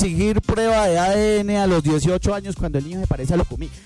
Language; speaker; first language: Spanish; native; Spanish